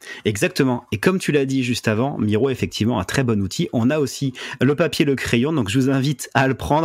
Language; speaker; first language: French; native; French